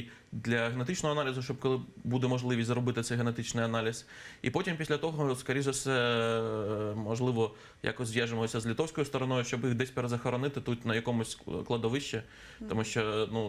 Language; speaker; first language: Ukrainian; native; Ukrainian